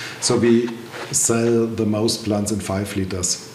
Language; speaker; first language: English; non-native, learner; German